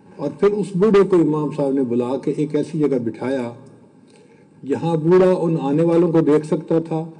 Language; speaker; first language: Urdu; non-native, local second language; Punjabi